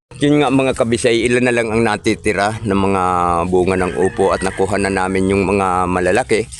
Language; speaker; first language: Filipino; non-native, local second language; Cebuano